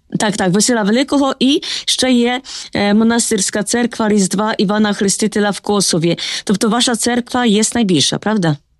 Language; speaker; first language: Ukrainian; early bilingual, heritage; Ukrainian